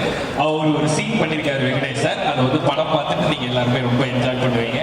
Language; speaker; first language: Tamil; native; Tamil